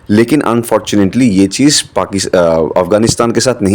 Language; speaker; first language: Hindi; non-native, local second language; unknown